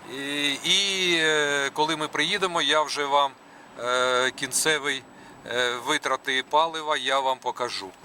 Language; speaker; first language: Ukrainian; non-native, local second language; Russian